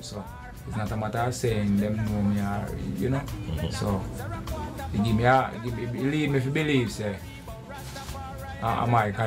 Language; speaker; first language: English; non-native, local second language; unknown